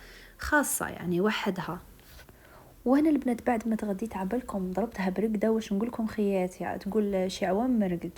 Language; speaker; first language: Arabic; native; Arabic